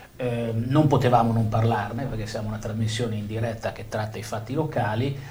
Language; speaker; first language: Italian; native; Italian